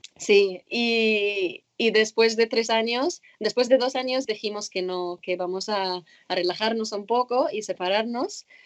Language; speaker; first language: Spanish; non-native, fluent; Arabic